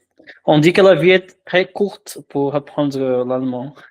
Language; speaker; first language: French; non-native, fluent; Portuguese